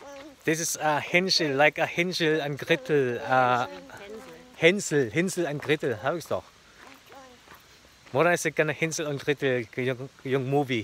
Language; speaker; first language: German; non-native, fluent; Filipino